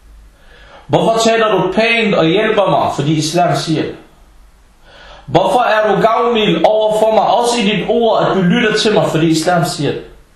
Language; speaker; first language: Danish; early bilingual, other home language; Arabic